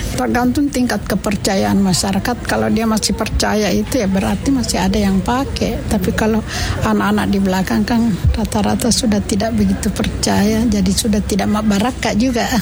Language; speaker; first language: Indonesian; non-native, local second language; Buginese